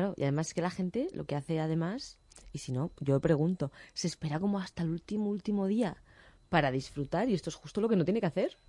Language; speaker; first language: Spanish; native; Spanish